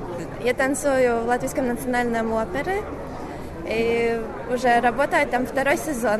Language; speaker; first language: Russian; non-native, fluent; Latvian